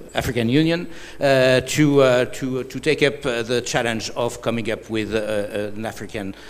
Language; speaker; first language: English; non-native, fluent; French